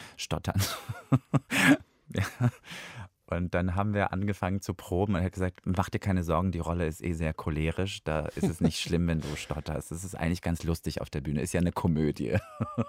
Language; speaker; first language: German; non-native, fluent; Russian